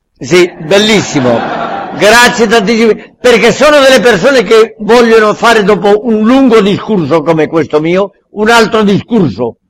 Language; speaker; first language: Italian; non-native, fluent; Spanish